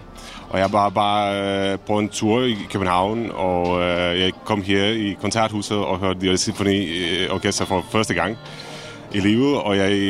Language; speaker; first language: Danish; non-native, fluent; Czech